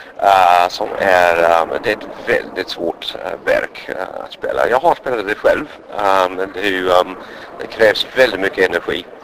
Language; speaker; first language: Swedish; non-native, fluent; English